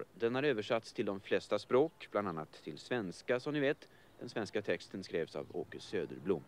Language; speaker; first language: Swedish; native; Swedish